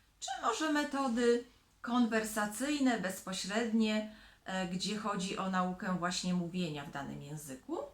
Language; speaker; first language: Polish; native; Polish